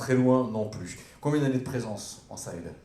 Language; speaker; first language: French; native; French